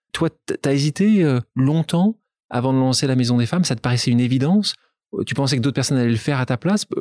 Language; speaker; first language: French; native; French